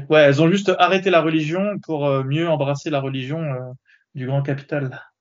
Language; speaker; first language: French; native; French